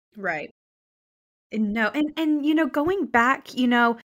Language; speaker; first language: English; native; English